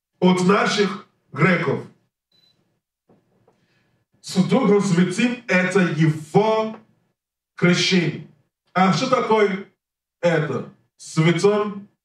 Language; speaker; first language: Russian; non-native, learner; English